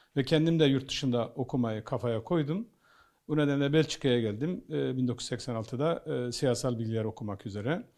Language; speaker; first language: Turkish; native; Turkish